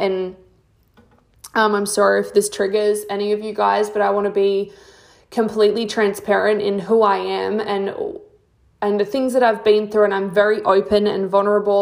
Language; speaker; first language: English; native; English